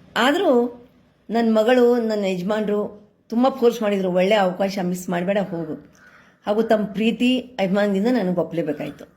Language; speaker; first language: Kannada; non-native, local second language; Marathi